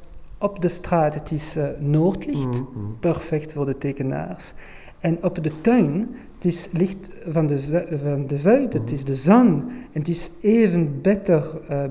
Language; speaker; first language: Dutch; non-native, local second language; French